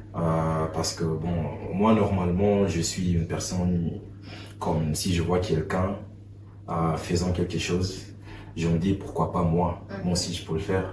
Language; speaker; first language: French; non-native, fluent; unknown